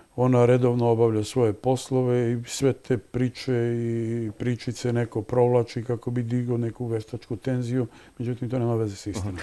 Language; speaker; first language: Serbian; native; Serbian